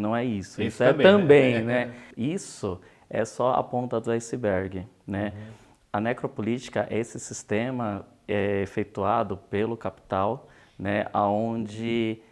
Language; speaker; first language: Portuguese; native; Portuguese